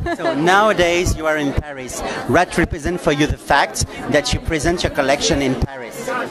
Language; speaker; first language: English; non-native, fluent; French